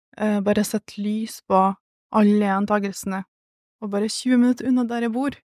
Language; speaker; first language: Norwegian; early bilingual, other home language; Russian